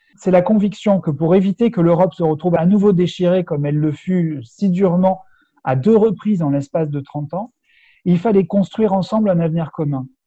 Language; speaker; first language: French; native; French